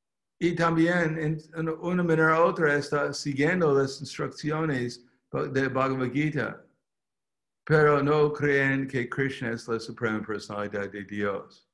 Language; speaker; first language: Spanish; non-native, fluent; English